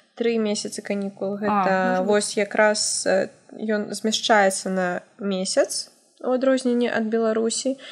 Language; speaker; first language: Belarusian; non-native, local second language; Russian